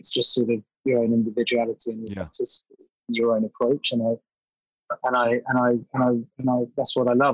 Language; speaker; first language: English; native; English